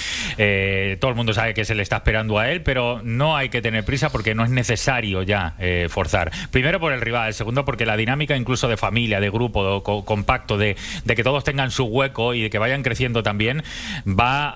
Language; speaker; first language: Spanish; native; Spanish